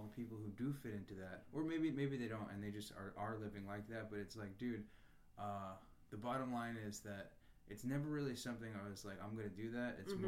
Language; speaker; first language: English; native; English